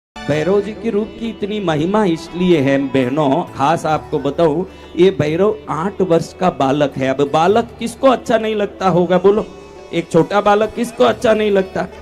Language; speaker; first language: Hindi; non-native, local second language; Marwari